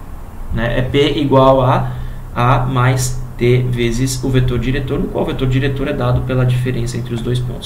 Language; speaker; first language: Portuguese; native; Portuguese